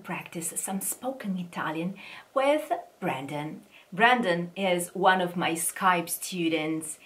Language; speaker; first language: English; non-native, fluent; Italian